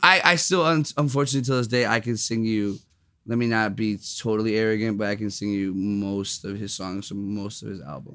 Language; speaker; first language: English; native; English